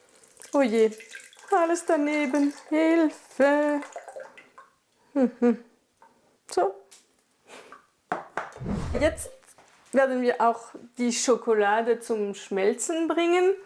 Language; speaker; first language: German; non-native, fluent; French